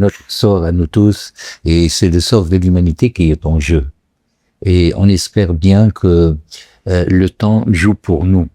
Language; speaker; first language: French; non-native, local second language; Arabic